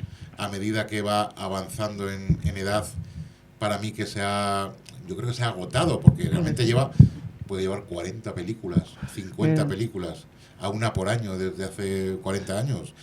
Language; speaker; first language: Spanish; native; Spanish